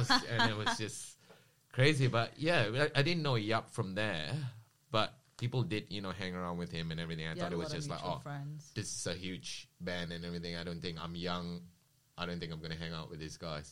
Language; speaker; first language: English; non-native, local second language; Malay